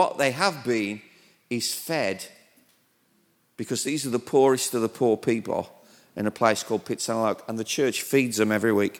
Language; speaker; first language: English; native; English